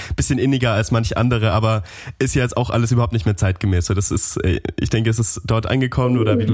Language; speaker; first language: German; native; German